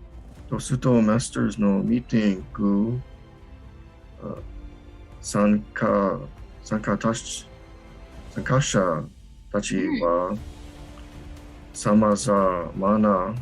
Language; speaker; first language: Japanese; non-native, learner; English